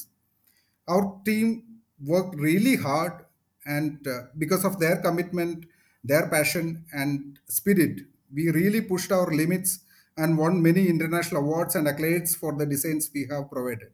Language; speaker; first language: English; non-native, local second language; Malayalam